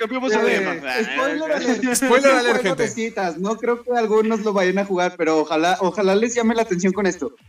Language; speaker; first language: Spanish; native; Spanish